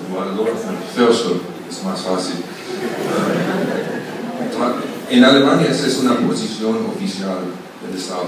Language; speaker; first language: Spanish; non-native, fluent; German